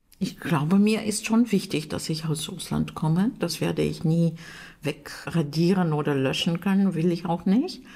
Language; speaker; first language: German; non-native, fluent; Russian